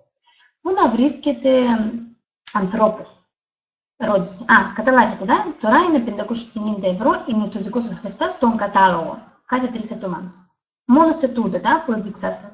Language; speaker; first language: Greek; non-native, learner; Russian